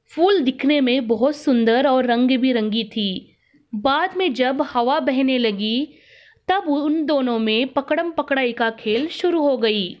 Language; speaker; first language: Hindi; non-native, local second language; Kannada